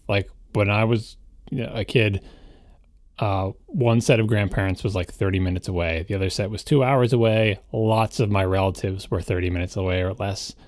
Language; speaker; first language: English; native; English